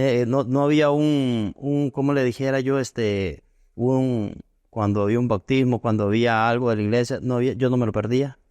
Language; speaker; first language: Spanish; native; Spanish